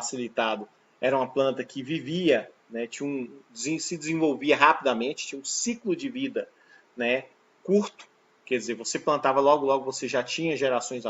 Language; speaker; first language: Portuguese; native; Portuguese